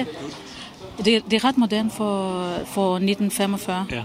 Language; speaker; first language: Danish; non-native, fluent; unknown